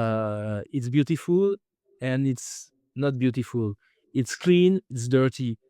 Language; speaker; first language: English; non-native, fluent; French